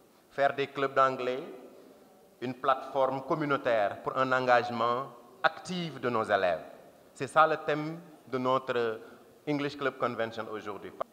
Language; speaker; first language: French; non-native, local second language; Wolof